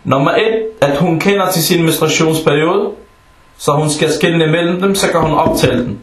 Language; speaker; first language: Danish; non-native, fluent; Arabic